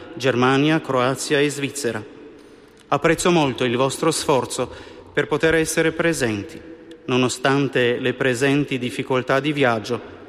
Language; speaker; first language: Italian; non-native, fluent; Slovenian